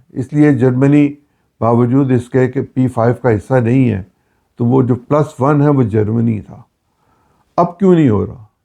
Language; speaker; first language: Urdu; native; Urdu